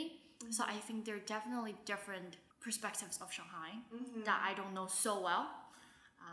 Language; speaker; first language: English; non-native, local second language; Wu Chinese